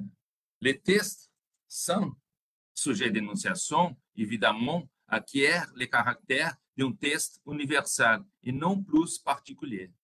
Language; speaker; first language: French; non-native, fluent; Portuguese